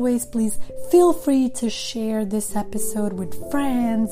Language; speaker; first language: English; non-native, fluent; Serbian